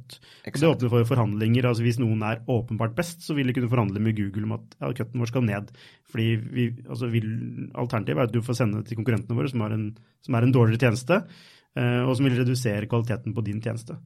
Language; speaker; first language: Norwegian; native; Norwegian